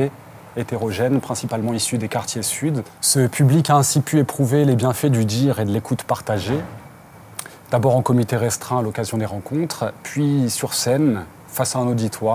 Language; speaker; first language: French; native; French